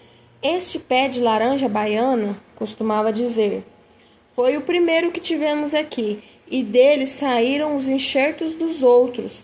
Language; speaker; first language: Portuguese; native; Portuguese